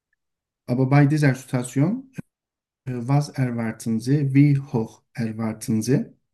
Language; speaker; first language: German; non-native, learner; Turkish